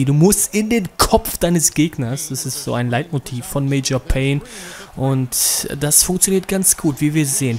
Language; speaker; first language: German; native; German